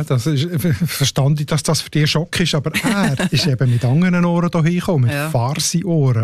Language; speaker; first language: German; native; German